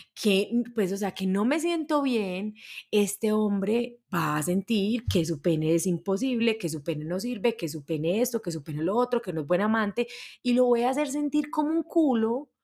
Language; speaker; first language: Spanish; native; Spanish